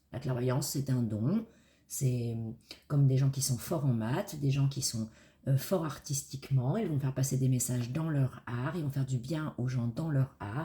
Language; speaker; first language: French; native; French